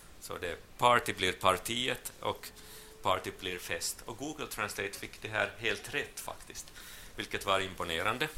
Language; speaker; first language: Swedish; non-native, local second language; Finnish